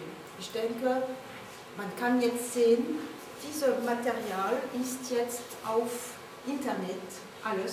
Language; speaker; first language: German; non-native, learner; French